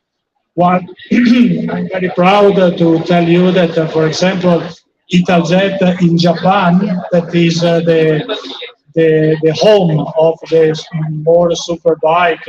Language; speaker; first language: English; non-native, fluent; Italian